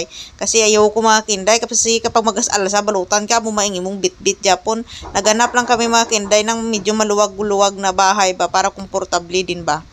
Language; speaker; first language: Filipino; non-native, local second language; Cebuano